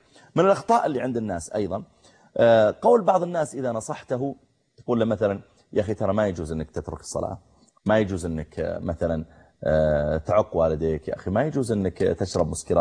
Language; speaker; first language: Arabic; native; Arabic